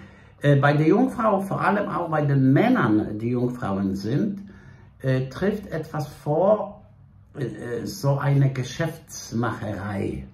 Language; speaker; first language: German; non-native, fluent; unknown